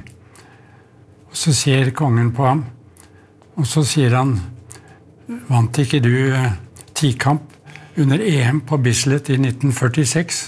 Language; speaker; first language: Norwegian; native; Norwegian